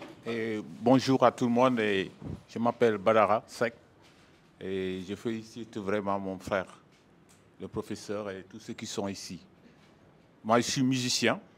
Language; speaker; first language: French; non-native, local second language; Wolof